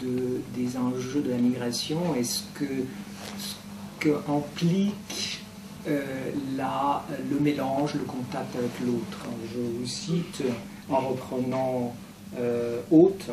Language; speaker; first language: French; native; French